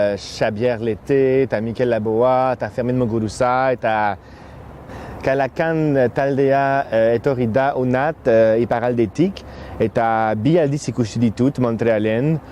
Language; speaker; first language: Basque; non-native, fluent; French